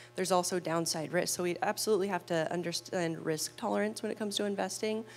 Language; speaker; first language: English; native; English